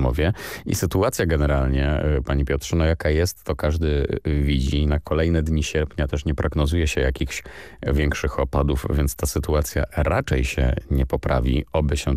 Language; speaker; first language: Polish; native; Polish